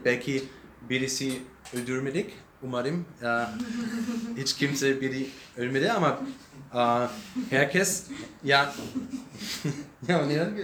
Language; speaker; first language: Turkish; non-native, learner; German